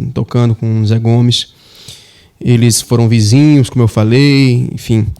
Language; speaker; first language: Portuguese; native; Portuguese